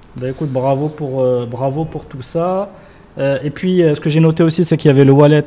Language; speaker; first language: French; non-native, local second language; Arabic